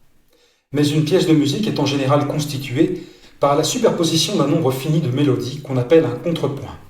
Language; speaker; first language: French; native; French